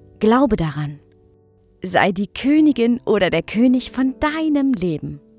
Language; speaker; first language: German; native; German